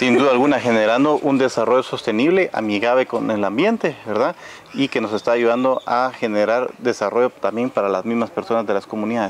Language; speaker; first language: Spanish; native; Spanish